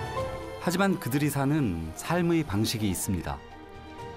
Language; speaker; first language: Korean; native; Korean